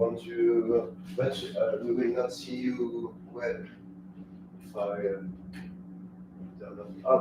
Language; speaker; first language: English; non-native, fluent; French